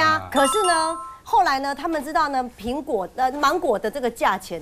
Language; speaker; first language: Chinese; native; Chinese